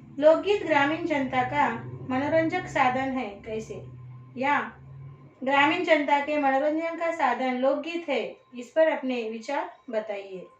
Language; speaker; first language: Hindi; non-native, local second language; Telugu